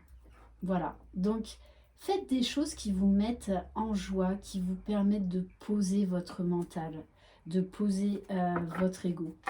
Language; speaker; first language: French; native; French